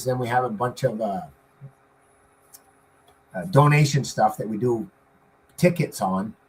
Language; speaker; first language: English; native; English